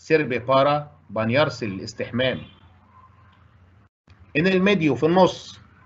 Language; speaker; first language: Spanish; non-native, fluent; Arabic